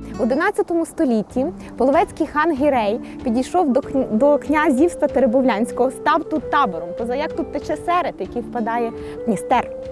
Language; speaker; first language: Ukrainian; native; Ukrainian